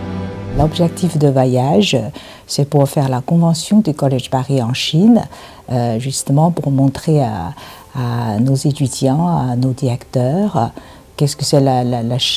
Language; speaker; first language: French; non-native, fluent; Chinese